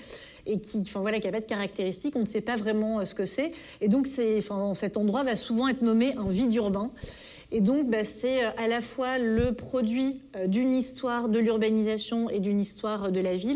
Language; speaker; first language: French; native; French